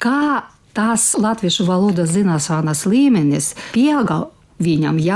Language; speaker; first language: Latvian; non-native, learner; Ukrainian